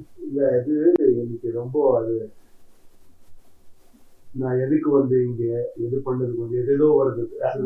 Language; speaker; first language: Tamil; non-native, learner; Kannada